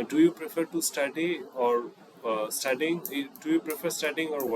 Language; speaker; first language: English; non-native, fluent; Bangla